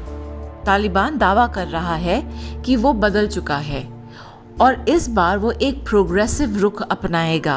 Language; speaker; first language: Hindi; native; Hindi